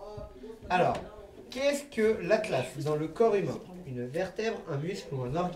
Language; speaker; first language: French; native; French